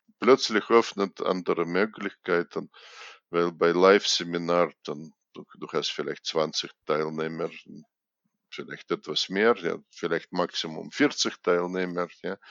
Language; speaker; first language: German; non-native, fluent; Russian